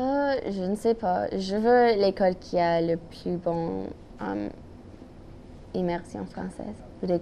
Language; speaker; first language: French; non-native, local second language; English